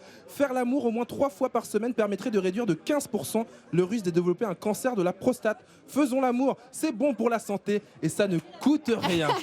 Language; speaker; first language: French; native; French